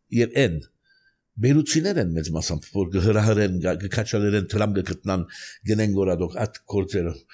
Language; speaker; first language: Armenian; early bilingual, heritage; Armenian